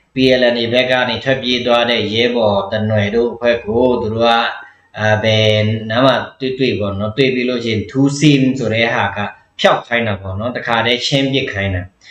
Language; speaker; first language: Burmese; non-native, local second language; Pa'o Karen